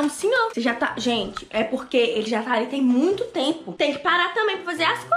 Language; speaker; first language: Portuguese; native; Portuguese